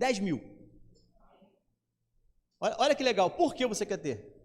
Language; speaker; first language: Portuguese; native; Portuguese